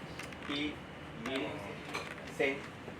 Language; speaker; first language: English; non-native, local second language; Sinhala